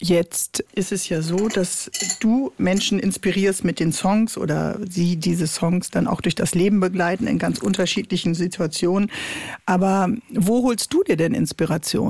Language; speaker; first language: German; native; German